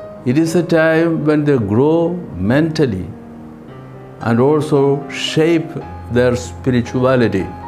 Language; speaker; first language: English; non-native, local second language; Malayalam